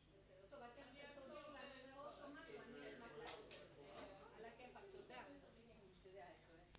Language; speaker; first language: Hebrew; native; Hebrew